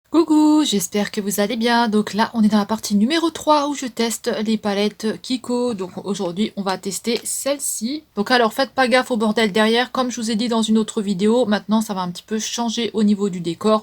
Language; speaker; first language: French; native; French